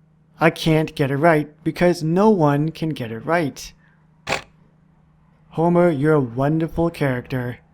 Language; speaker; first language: English; native; English